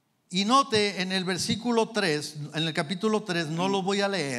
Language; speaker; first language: Spanish; early bilingual, heritage; Spanish